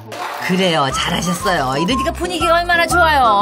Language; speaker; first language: Korean; native; Korean